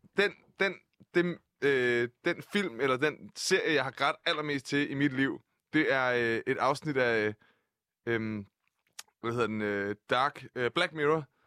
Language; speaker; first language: Danish; native; Danish